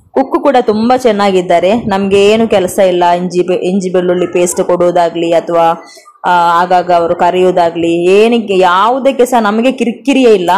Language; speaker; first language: Kannada; non-native, local second language; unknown